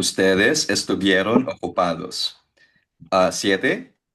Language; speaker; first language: Spanish; non-native, fluent; Filipino